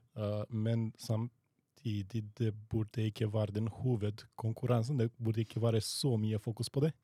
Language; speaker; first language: Norwegian; non-native, fluent; Romanian